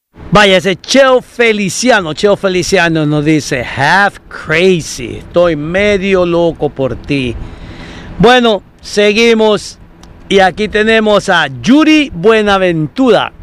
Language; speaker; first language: Spanish; native; Spanish